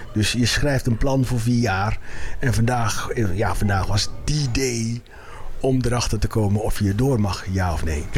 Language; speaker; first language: Dutch; early bilingual, other home language; Papiamento